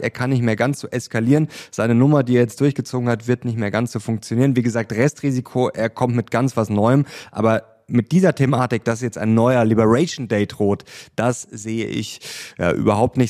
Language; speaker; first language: German; native; German